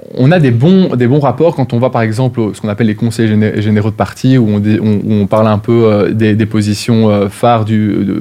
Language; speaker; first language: French; native; French